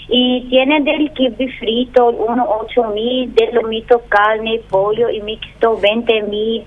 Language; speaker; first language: Spanish; non-native, learner; Arabic